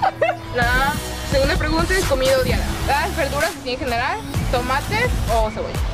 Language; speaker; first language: Spanish; native; Spanish